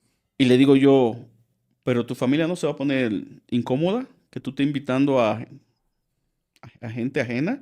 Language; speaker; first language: Spanish; native; Spanish